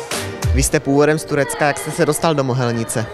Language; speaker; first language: Czech; native; Czech